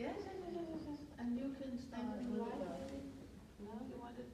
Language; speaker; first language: English; non-native, fluent; Danish